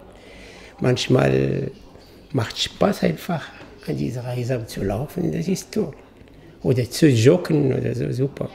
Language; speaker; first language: German; non-native, fluent; Arabic